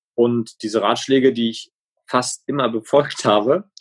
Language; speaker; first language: German; native; German